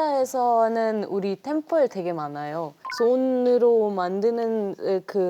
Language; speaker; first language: Korean; non-native, learner; Odia